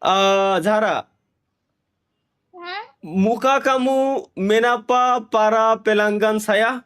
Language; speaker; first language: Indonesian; non-native, learner; Bangla